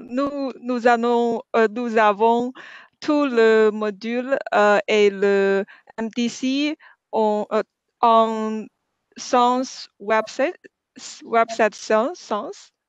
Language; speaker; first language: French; non-native, learner; English